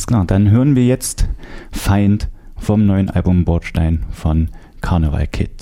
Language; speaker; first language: German; native; German